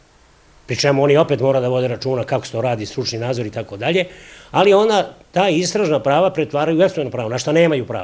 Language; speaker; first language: Serbian; native; Serbian